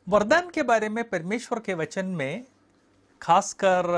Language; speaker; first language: Hindi; native; Hindi